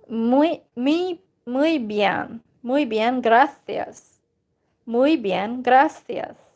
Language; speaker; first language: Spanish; non-native, learner; Hungarian